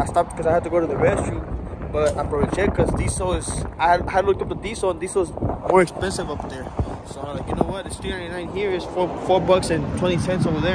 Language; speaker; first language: English; early bilingual, other home language; Spanish